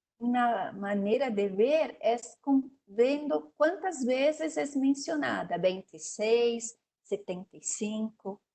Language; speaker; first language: Spanish; non-native, learner; Portuguese